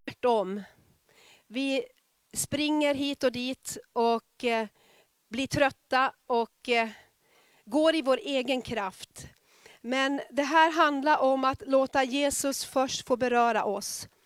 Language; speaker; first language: Swedish; native; Swedish